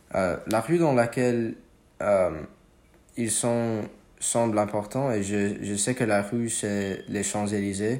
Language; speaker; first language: French; non-native, fluent; English